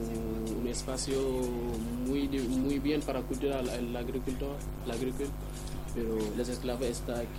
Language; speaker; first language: Spanish; non-native, learner; Wolof